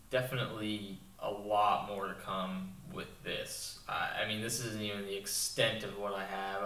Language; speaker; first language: English; native; English